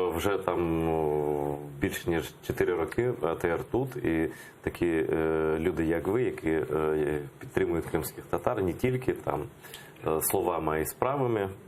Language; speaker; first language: Ukrainian; non-native, local second language; Russian